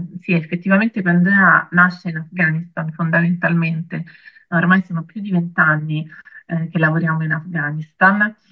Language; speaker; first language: Italian; native; Italian